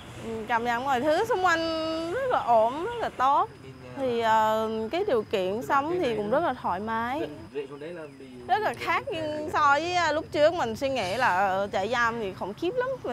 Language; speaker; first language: Vietnamese; non-native, fluent; Thai